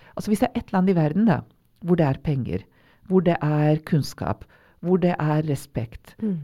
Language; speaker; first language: Norwegian; non-native, fluent; Serbian